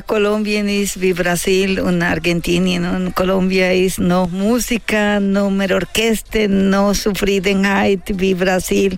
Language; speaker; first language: German; non-native, learner; Spanish